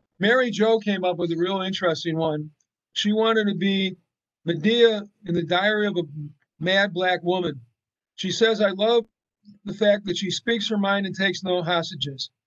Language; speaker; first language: English; native; English